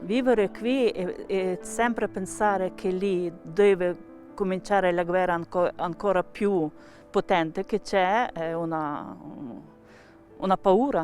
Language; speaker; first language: Italian; non-native, learner; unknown